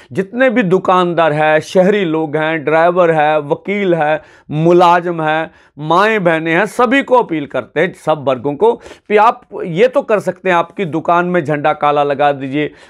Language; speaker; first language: Hindi; non-native, local second language; Punjabi